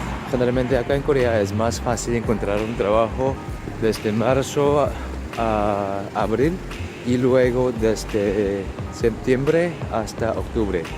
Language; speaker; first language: Spanish; non-native, fluent; Korean